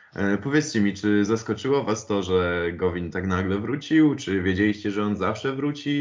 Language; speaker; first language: Polish; native; Polish